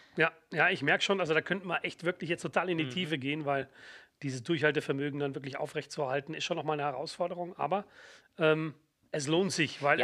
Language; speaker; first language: German; native; German